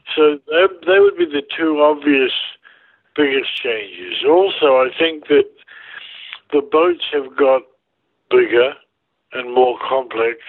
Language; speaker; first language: English; native; English